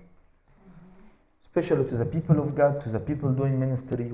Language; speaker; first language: English; non-native, fluent; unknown